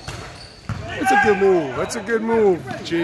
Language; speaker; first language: English; native; English